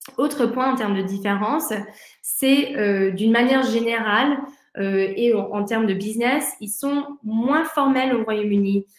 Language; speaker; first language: French; early bilingual, heritage; English